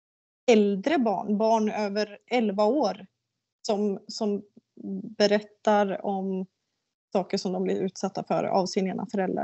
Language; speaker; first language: Swedish; native; Swedish